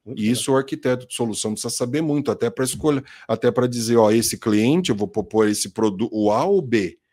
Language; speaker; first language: Portuguese; native; Portuguese